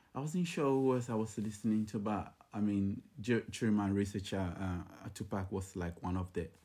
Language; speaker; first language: English; non-native, local second language; Ga